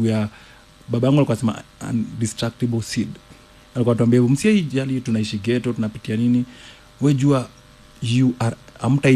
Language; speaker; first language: Swahili; native; Swahili